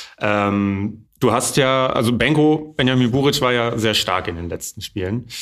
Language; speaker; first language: German; native; German